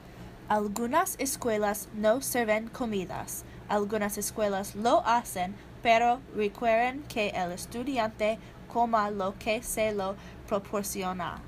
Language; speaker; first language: Spanish; non-native, learner; English